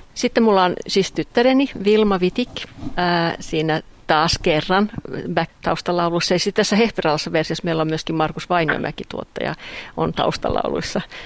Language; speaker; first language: Finnish; native; Finnish